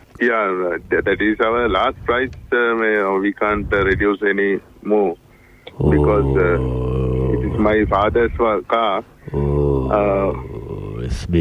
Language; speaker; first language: English; non-native, learner; Sinhala